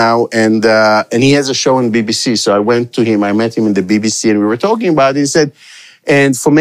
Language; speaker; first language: English; non-native, local second language; Hebrew